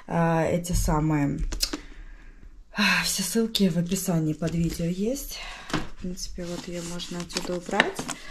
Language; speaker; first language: Russian; native; Russian